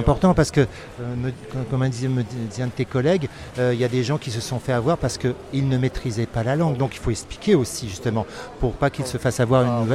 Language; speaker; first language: French; native; French